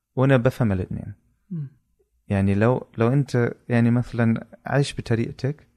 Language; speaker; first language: Arabic; non-native, fluent; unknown